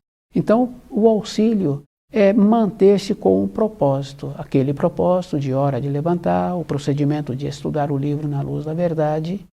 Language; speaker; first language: Portuguese; native; Portuguese